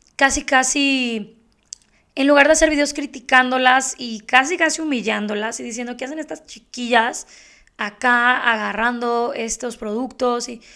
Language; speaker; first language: Spanish; native; Spanish